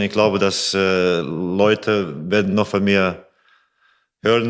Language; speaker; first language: German; non-native, fluent; Latvian